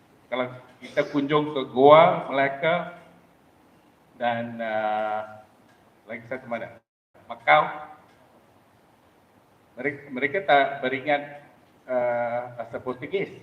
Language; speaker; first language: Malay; non-native, local second language; Min Nan Chinese